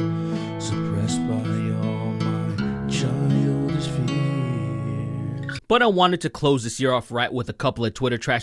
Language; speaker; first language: English; native; English